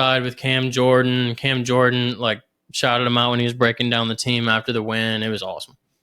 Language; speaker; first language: English; native; English